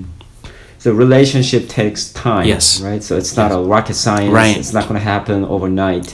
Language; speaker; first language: English; non-native, fluent; Korean